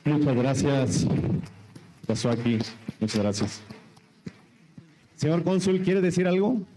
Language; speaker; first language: Spanish; native; Spanish